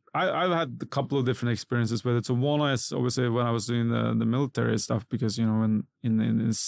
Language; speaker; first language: English; non-native, fluent; Norwegian